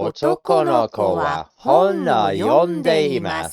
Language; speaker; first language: Japanese; non-native, learner; English